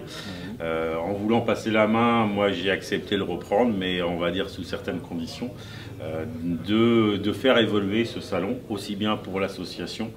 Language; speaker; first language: French; native; French